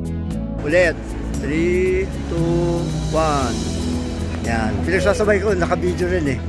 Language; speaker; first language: Filipino; native; Filipino